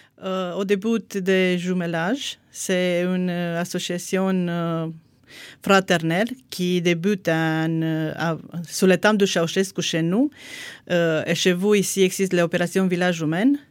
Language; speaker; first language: French; non-native, fluent; Romanian